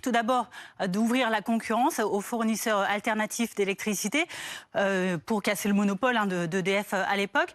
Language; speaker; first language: French; native; French